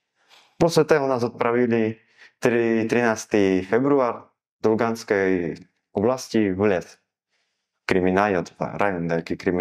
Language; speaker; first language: Russian; non-native, learner; Slovak